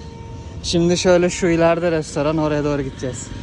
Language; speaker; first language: Turkish; native; Turkish